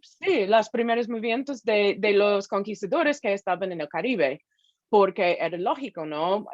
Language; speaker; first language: Spanish; non-native, fluent; English